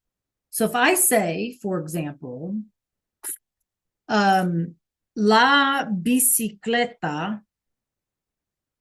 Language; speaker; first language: Spanish; non-native, fluent; English